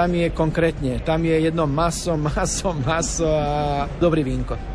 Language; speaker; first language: Czech; non-native, learner; Croatian